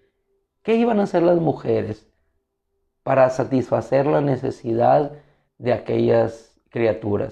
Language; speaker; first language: Spanish; native; Spanish